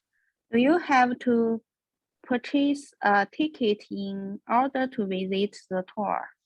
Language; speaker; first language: English; non-native, learner; Chinese